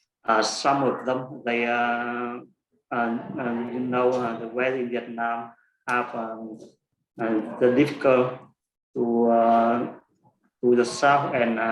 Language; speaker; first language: English; non-native, learner; Vietnamese